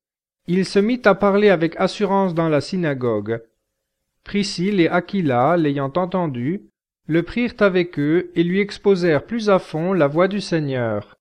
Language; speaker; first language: French; native; French